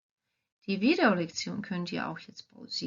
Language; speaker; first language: German; non-native, fluent; Croatian